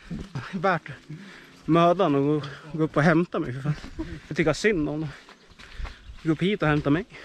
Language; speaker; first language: Swedish; native; Swedish